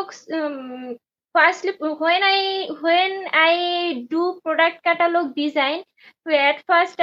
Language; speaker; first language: English; non-native, learner; Bangla